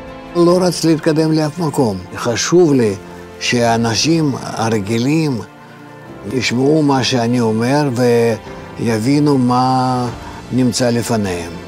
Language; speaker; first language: Hebrew; non-native, fluent; Russian